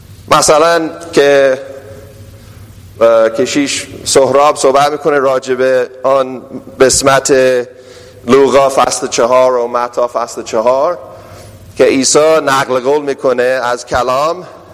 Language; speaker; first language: Persian; non-native, fluent; English